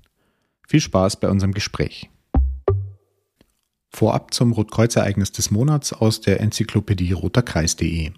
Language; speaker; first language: German; native; German